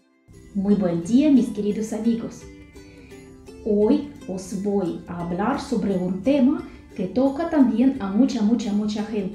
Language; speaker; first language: Spanish; non-native, fluent; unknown